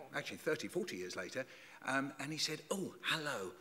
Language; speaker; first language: English; native; English